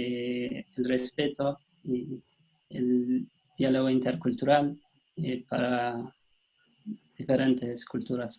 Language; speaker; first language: Spanish; non-native, fluent; Turkish